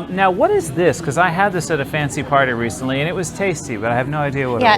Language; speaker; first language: English; native; English